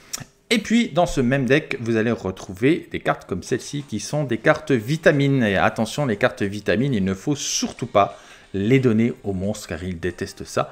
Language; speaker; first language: French; native; French